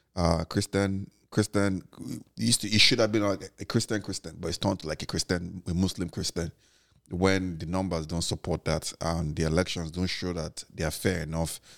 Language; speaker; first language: English; non-native, local second language; Igbo